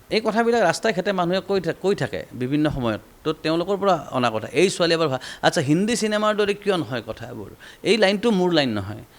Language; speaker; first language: Assamese; native; Assamese